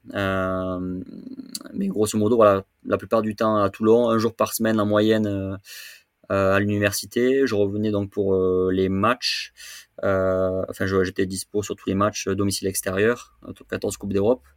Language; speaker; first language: French; native; French